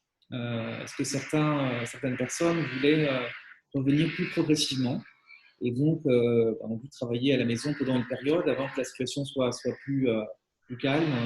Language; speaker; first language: French; native; French